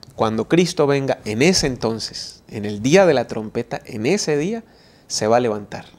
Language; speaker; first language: Spanish; native; Spanish